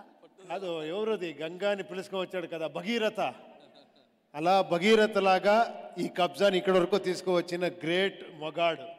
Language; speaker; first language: Telugu; non-native, local second language; Kannada